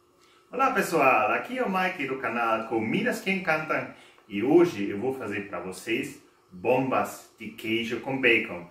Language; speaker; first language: Portuguese; non-native, fluent; German